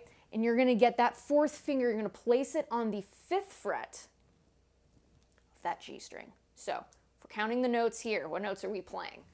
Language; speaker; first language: English; native; English